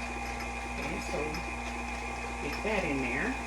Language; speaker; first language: English; native; English